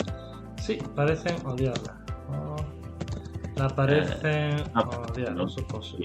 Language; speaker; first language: Spanish; non-native, fluent; English